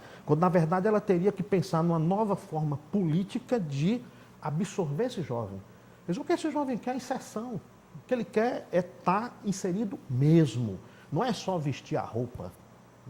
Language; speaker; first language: Portuguese; native; Portuguese